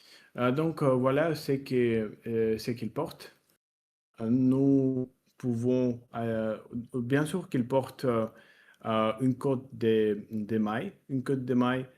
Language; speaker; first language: French; non-native, fluent; Russian